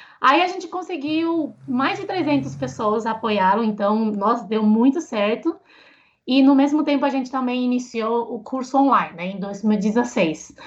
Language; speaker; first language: Portuguese; non-native, fluent; Chinese